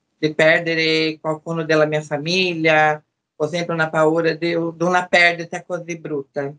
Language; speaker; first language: Italian; non-native, fluent; Portuguese